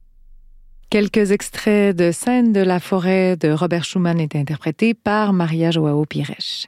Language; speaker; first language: French; native; French